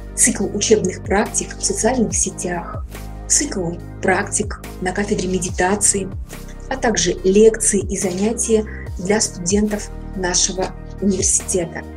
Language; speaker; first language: Russian; native; Russian